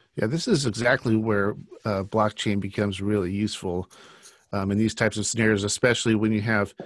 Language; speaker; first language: English; native; English